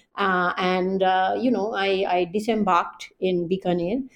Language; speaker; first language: English; non-native, local second language; Hindi